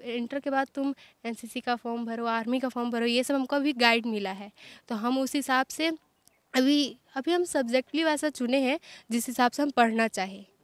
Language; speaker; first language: Hindi; native; Hindi